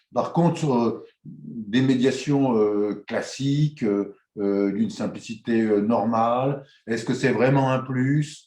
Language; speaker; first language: French; native; French